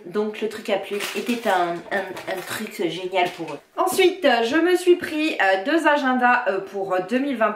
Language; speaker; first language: French; native; French